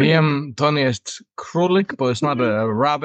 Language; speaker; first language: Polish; non-native, learner; English